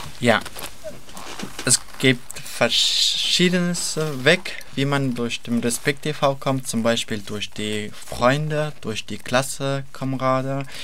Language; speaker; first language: German; non-native, learner; Persian